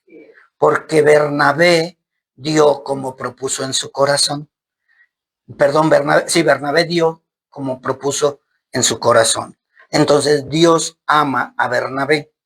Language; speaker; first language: Spanish; native; Spanish